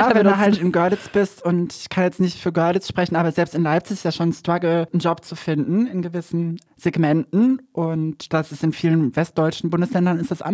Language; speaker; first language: German; native; German